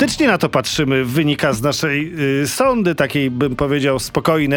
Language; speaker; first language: Polish; native; Polish